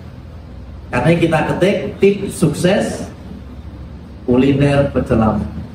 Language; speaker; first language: Indonesian; native; Indonesian